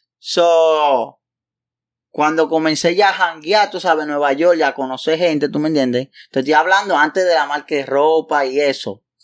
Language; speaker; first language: Spanish; native; Spanish